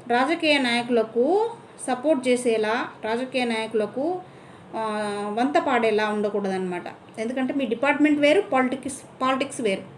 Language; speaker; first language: Telugu; native; Telugu